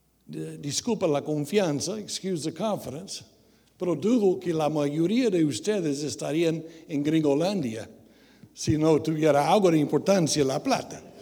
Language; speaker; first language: Spanish; non-native, fluent; English